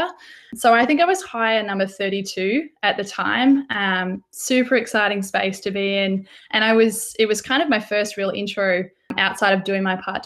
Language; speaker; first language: English; native; English